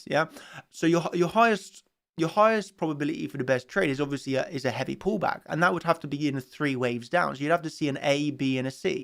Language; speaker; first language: English; native; English